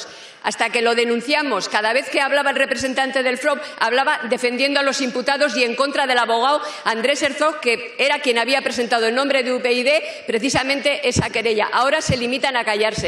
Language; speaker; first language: Spanish; native; Spanish